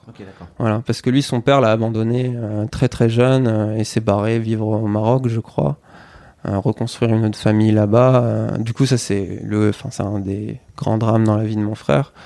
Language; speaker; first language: French; native; French